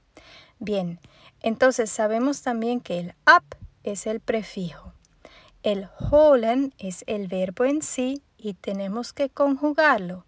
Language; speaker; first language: Spanish; non-native, fluent; German